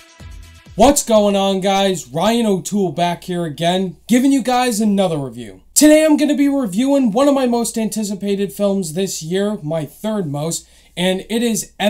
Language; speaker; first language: English; native; English